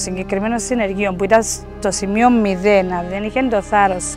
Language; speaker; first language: Greek; native; Greek